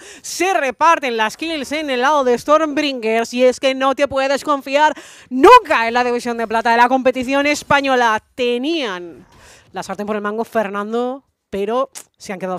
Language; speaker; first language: Spanish; native; Spanish